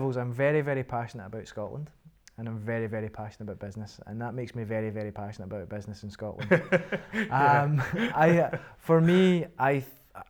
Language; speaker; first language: English; native; English